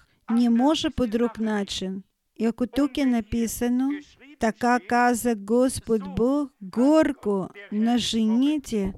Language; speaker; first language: Bulgarian; non-native, fluent; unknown